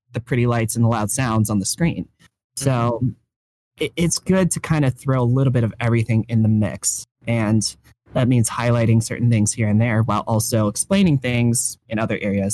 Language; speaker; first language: English; native; English